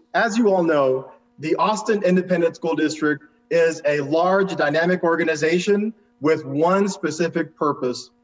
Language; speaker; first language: English; early bilingual, other home language; Spanish